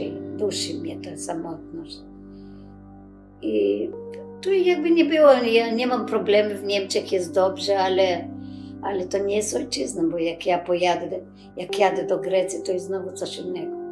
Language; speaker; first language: Polish; early bilingual, other home language; Macedonian